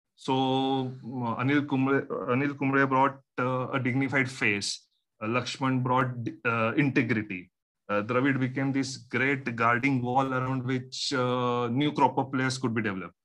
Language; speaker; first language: English; non-native, local second language; Marathi